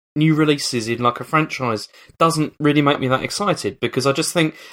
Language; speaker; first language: English; native; English